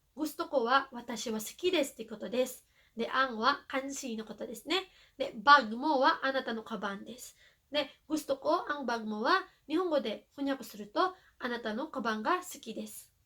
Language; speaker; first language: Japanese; non-native, fluent; Filipino